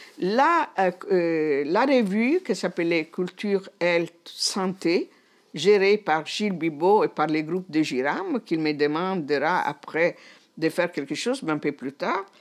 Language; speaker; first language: French; non-native, fluent; Italian